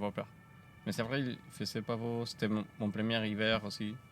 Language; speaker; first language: French; non-native, fluent; Spanish